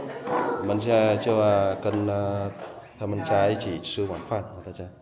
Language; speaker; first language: Chinese; non-native, learner; Vietnamese